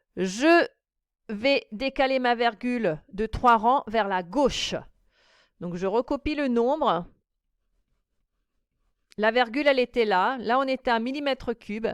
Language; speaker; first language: French; native; French